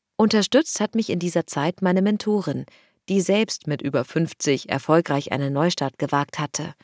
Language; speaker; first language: German; non-native, fluent; Arabic